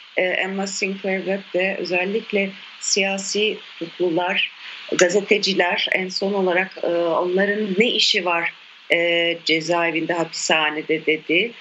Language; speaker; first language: Turkish; native; Turkish